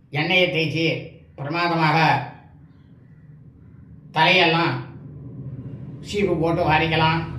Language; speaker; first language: Tamil; native; Tamil